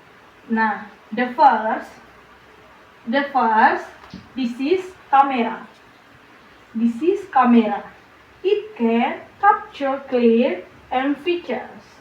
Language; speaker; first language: English; non-native, learner; Indonesian